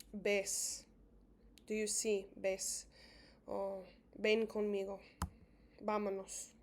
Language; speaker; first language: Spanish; non-native, fluent; English